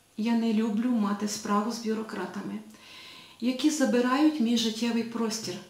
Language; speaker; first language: Ukrainian; native; Ukrainian